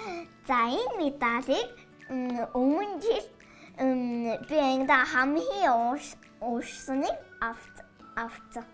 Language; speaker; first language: Mongolian; early bilingual, heritage; Mongolian